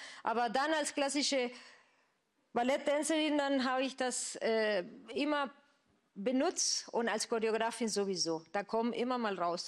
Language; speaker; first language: German; non-native, fluent; Spanish